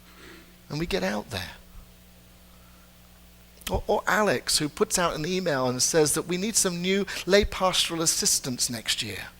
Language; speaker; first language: English; native; English